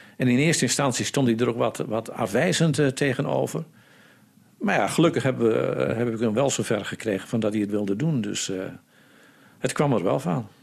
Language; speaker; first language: Dutch; native; Dutch